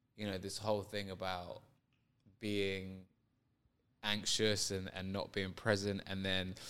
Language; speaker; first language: English; native; English